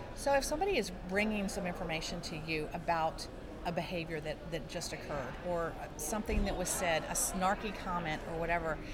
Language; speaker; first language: English; native; English